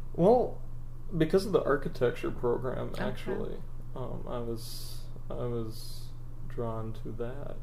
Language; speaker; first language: English; native; English